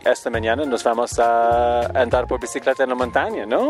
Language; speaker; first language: Spanish; non-native, learner; English